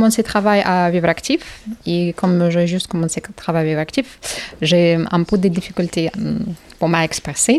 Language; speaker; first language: French; non-native, learner; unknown